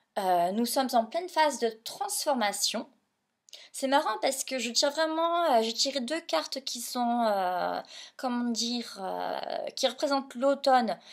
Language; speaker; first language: French; native; French